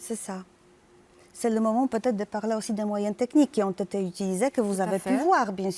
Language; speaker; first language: French; non-native, fluent; Polish